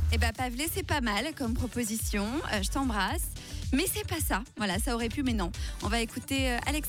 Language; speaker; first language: French; native; French